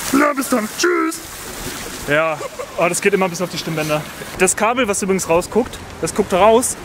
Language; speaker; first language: German; native; German